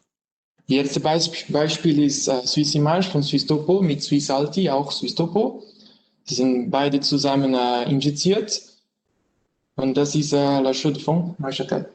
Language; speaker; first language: German; non-native, learner; French